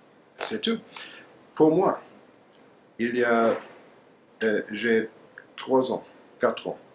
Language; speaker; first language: French; non-native, learner; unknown